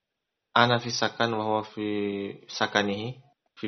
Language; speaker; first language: Arabic; non-native, fluent; Indonesian